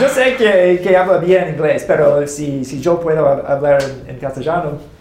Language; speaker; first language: Spanish; non-native, learner; English